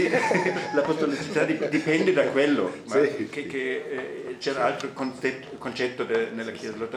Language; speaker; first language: Italian; non-native, fluent; German